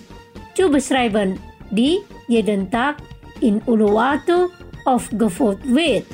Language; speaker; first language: German; non-native, fluent; Indonesian